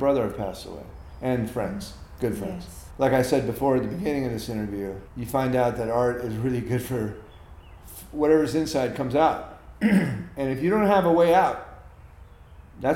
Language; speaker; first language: English; native; English